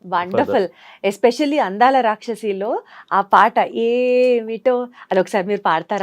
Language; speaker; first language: Telugu; native; Telugu